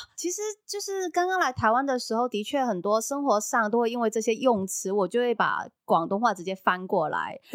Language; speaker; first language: Chinese; non-native, local second language; Cantonese